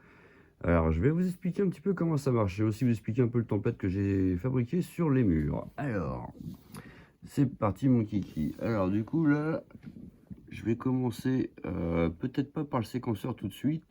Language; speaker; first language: French; native; French